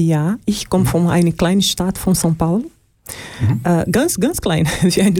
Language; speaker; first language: German; non-native, learner; Portuguese